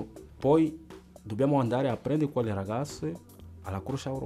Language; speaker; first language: Italian; non-native, fluent; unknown